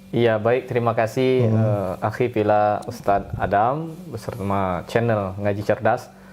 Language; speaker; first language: Indonesian; native; Indonesian